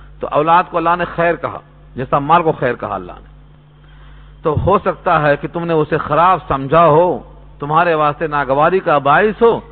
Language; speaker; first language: Urdu; native; Urdu